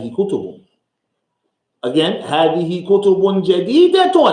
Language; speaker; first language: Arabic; non-native, fluent; English